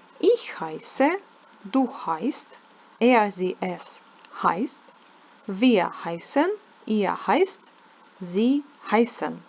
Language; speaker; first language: German; non-native, fluent; Ukrainian